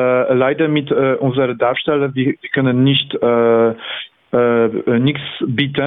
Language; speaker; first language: German; non-native, fluent; Polish